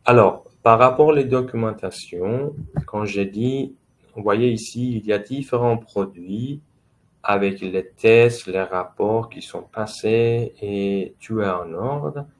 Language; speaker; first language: French; non-native, fluent; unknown